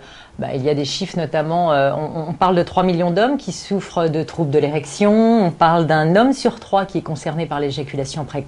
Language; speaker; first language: French; native; French